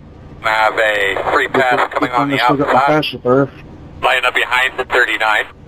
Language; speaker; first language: English; native; English